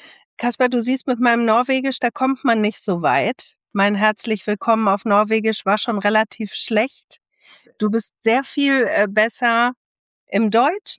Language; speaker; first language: German; native; German